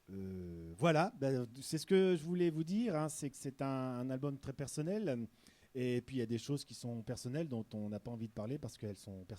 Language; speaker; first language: French; native; French